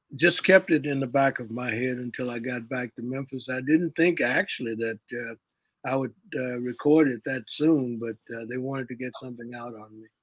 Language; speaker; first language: English; native; English